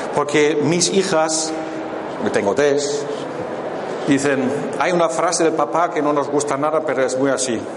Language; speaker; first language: Spanish; non-native, fluent; German